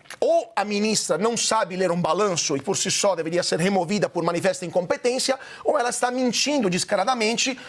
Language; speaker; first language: Portuguese; non-native, fluent; Italian